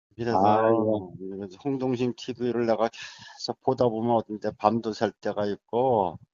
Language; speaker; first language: Korean; native; Korean